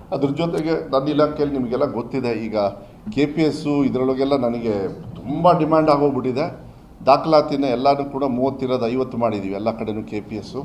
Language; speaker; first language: Kannada; native; Kannada